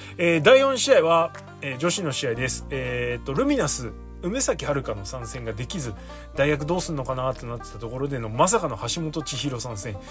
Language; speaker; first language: Japanese; native; Japanese